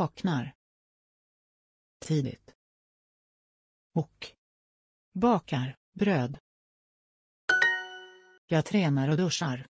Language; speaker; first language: Swedish; non-native, learner; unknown